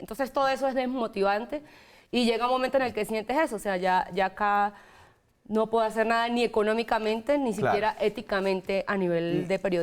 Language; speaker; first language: Spanish; native; Spanish